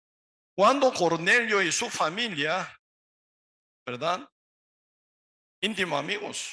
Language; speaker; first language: Spanish; non-native, learner; Korean